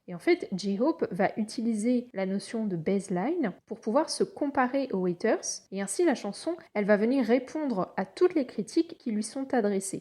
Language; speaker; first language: French; native; French